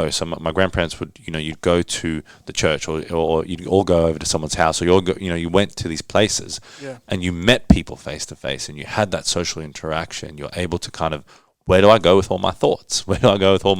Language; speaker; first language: English; native; English